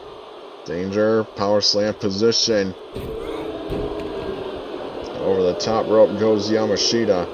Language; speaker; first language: English; native; English